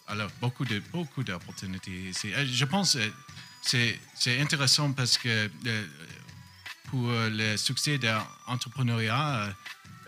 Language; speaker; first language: French; non-native, learner; English